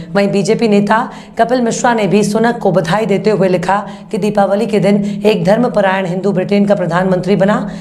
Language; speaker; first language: Hindi; native; Hindi